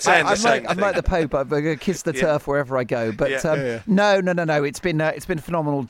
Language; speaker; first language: English; native; English